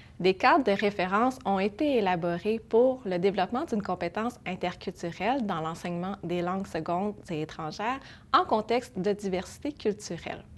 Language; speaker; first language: French; early bilingual, other home language; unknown